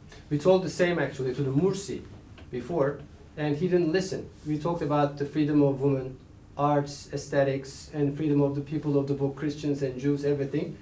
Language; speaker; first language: English; non-native, fluent; Turkish